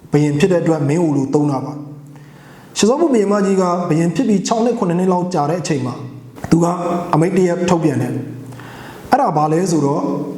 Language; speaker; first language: Burmese; non-native, local second language; Mon